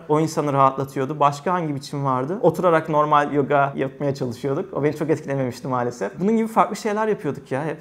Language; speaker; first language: Turkish; native; Turkish